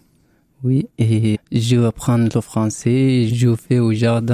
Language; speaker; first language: French; non-native, learner; Arabic